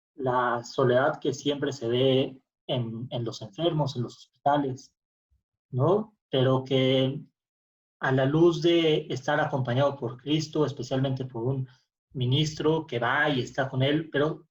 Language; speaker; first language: Spanish; native; Spanish